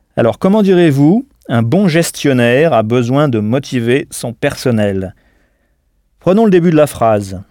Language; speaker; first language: French; native; French